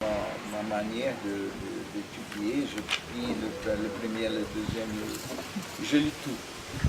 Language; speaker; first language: French; non-native, fluent; Portuguese